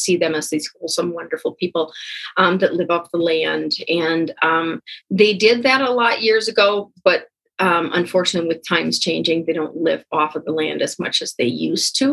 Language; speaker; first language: English; early bilingual, other home language; German